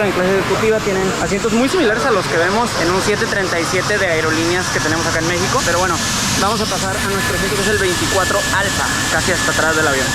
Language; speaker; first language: Spanish; native; Spanish